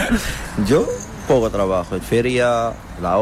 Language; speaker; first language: Spanish; non-native, learner; Arabic